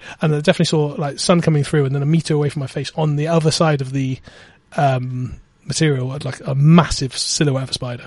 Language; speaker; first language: English; native; English